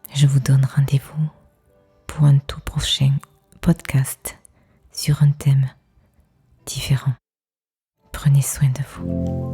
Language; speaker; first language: French; native; French